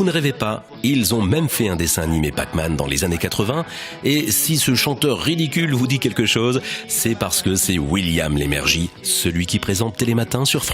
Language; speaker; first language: French; native; French